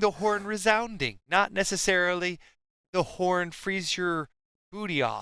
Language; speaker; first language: English; native; English